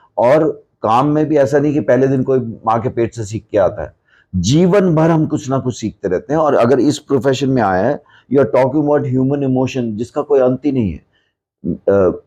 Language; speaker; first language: Hindi; non-native, local second language; Punjabi